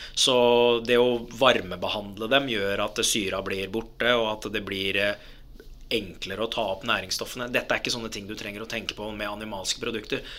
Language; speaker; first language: Norwegian; early bilingual, other home language; Arabic